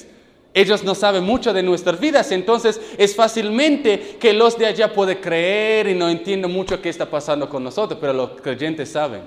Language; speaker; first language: Spanish; non-native, learner; English